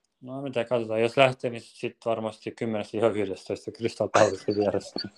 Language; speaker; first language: Finnish; early bilingual, other home language; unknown